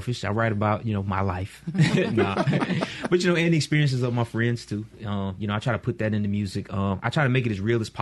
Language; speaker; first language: English; native; English